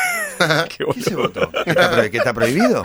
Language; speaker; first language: Spanish; native; Spanish